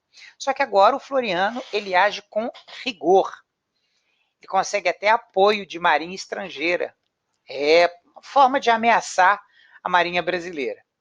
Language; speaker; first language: Portuguese; native; Portuguese